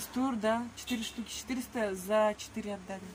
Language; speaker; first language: Russian; native; Russian